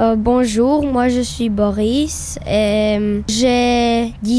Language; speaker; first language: French; non-native, learner; Slovak